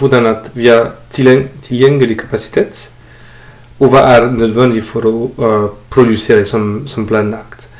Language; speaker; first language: Norwegian; non-native, fluent; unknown